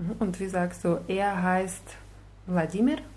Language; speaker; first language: German; non-native, fluent; Russian